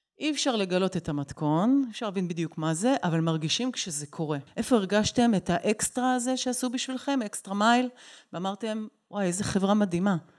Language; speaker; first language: Hebrew; native; Hebrew